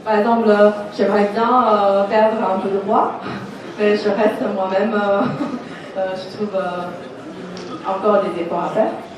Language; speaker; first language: French; non-native, fluent; Chinese